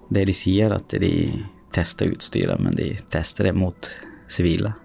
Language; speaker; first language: Norwegian; early bilingual, other home language; Sinhala